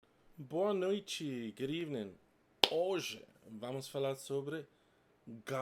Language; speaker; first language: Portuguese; non-native, fluent; English